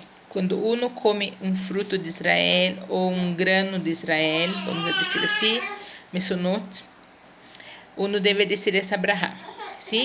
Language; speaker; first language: Spanish; non-native, fluent; Portuguese